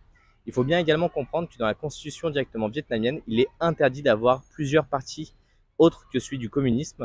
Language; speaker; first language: French; native; French